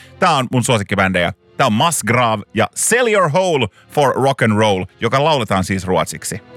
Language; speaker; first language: Finnish; non-native, local second language; Swedish